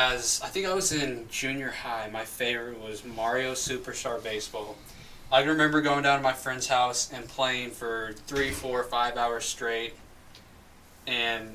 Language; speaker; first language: English; native; English